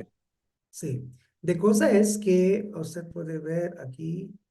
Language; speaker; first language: Spanish; non-native, learner; Hindi